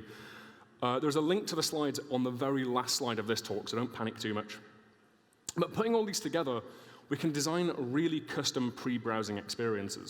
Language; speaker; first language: English; native; English